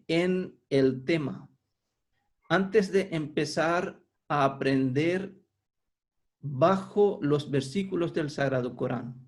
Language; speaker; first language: Spanish; non-native, fluent; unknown